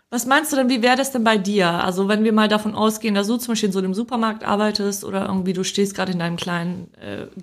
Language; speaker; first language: German; early bilingual, other home language; Polish